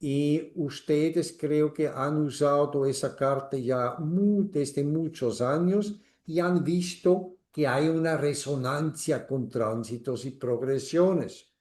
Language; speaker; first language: Spanish; non-native, fluent; German